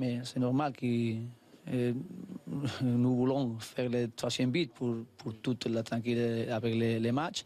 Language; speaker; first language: French; non-native, learner; Spanish